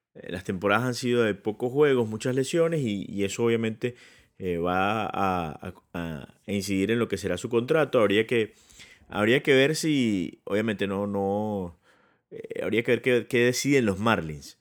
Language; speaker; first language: Spanish; native; Spanish